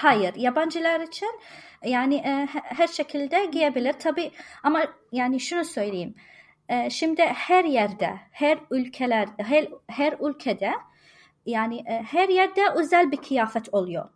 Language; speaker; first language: Turkish; non-native, learner; Arabic